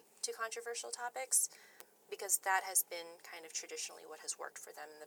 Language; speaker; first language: English; native; English